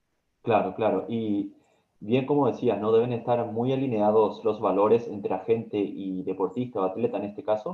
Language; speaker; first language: Spanish; native; Spanish